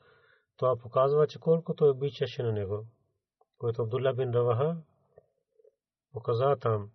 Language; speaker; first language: Bulgarian; non-native, learner; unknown